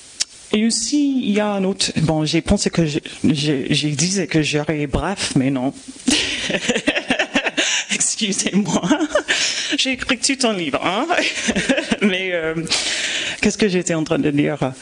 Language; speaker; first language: French; non-native, fluent; English